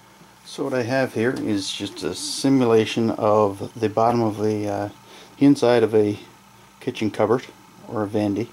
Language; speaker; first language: English; native; English